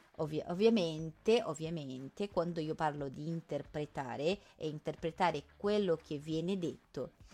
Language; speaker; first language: Italian; non-native, fluent; Portuguese